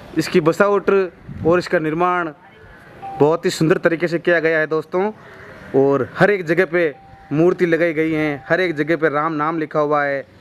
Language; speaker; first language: Hindi; native; Hindi